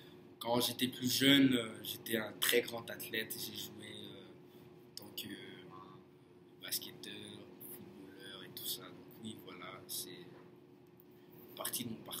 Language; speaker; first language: French; non-native, fluent; English